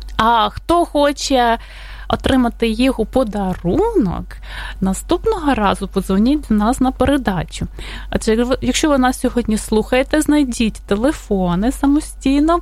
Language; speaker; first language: Ukrainian; native; Ukrainian